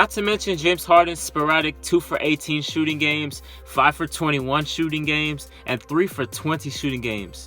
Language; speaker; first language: English; native; English